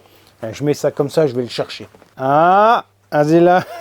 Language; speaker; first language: French; native; French